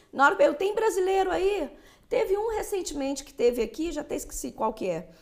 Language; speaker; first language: Portuguese; native; Portuguese